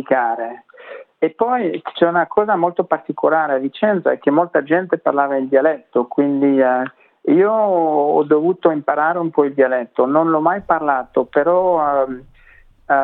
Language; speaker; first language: Italian; non-native, fluent; French